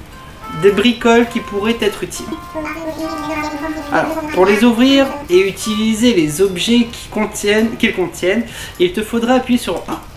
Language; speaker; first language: French; native; French